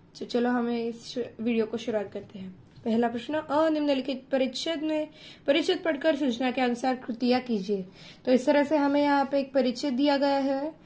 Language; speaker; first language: Hindi; non-native, local second language; Marathi